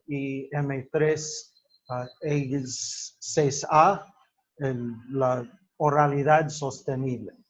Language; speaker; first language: Spanish; non-native, fluent; English